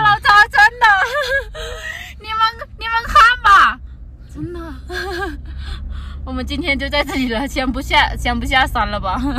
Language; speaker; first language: Chinese; non-native, fluent; Lao